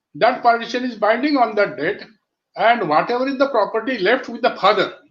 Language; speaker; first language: English; non-native, local second language; Marathi